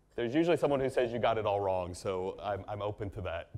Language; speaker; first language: English; native; English